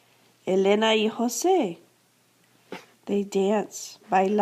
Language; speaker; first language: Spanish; non-native, fluent; English